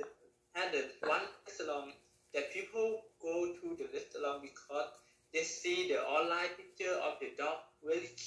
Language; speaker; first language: English; non-native, learner; Thai